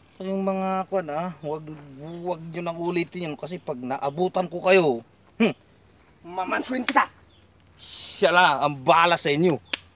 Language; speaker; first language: Filipino; non-native, local second language; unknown